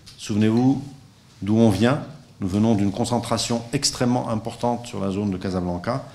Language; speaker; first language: French; non-native, local second language; Arabic